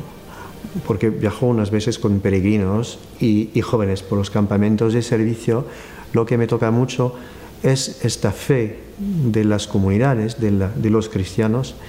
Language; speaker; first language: Spanish; non-native, fluent; French